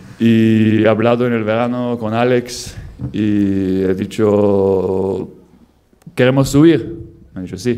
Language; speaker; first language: Spanish; non-native, fluent; German